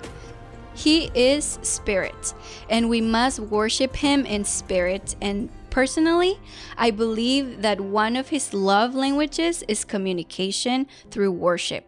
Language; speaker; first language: English; non-native, fluent; Spanish